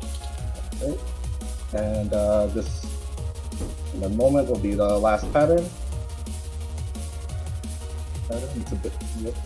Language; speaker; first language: English; native; English